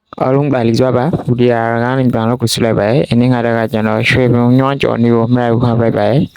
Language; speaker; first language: Burmese; native; Burmese